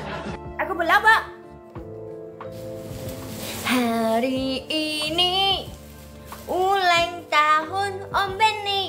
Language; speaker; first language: Indonesian; non-native, learner; Vietnamese